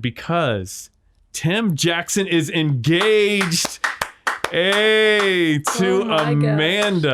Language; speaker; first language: English; native; English